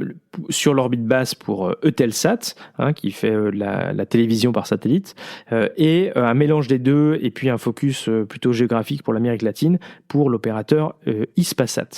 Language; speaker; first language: French; native; French